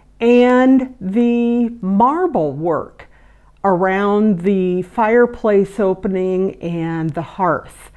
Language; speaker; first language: English; native; English